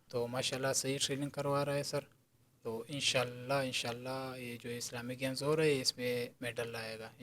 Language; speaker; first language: Urdu; non-native, local second language; Pashto